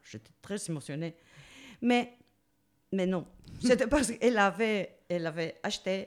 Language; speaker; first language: French; non-native, learner; Spanish